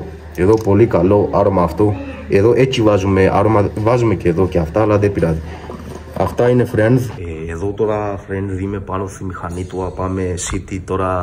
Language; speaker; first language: Greek; early bilingual, other home language; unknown